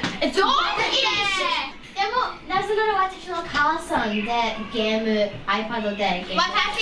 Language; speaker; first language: Japanese; non-native, learner; English